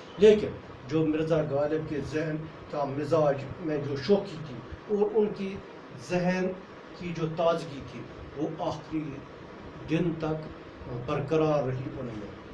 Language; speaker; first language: Urdu; non-native, local second language; Kashmiri